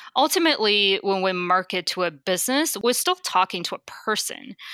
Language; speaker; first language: English; non-native, fluent; Chinese